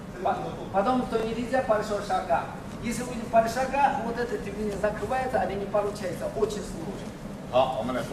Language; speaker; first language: Russian; non-native, learner; Chinese